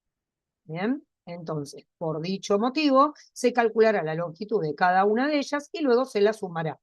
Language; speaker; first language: Spanish; native; Spanish